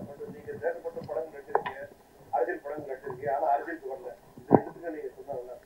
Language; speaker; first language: Tamil; native; Tamil